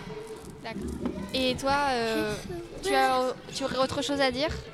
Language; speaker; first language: French; native; French